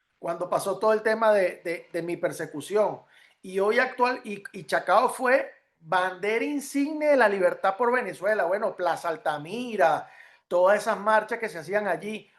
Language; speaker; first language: Spanish; native; Spanish